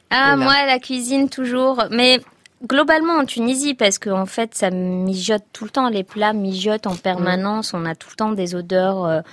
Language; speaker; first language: French; non-native, local second language; Arabic